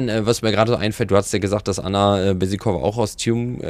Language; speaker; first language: German; native; German